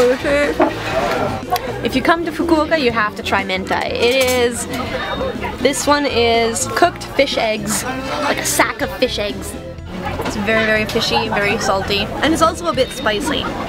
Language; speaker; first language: English; native; English